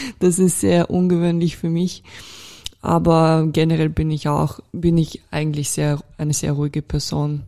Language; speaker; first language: German; non-native, fluent; Russian